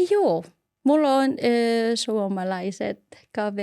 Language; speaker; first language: Finnish; non-native, learner; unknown